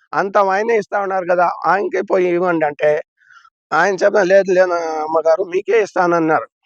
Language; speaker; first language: Telugu; non-native, local second language; Urdu